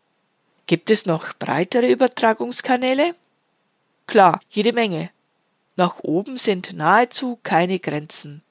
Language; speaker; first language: German; native; German